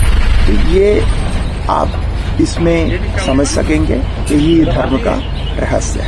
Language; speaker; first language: Hindi; non-native, local second language; Malayalam